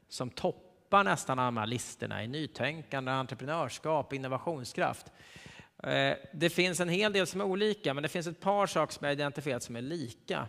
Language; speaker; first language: Swedish; native; Swedish